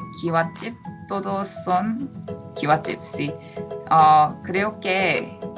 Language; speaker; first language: Spanish; non-native, fluent; Korean